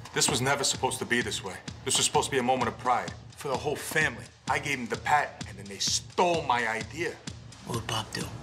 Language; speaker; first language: English; native; English